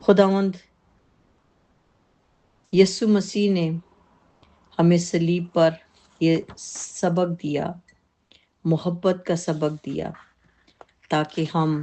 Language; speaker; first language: Urdu; native; Urdu